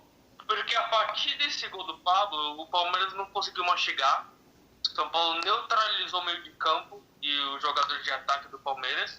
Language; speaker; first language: Portuguese; native; Portuguese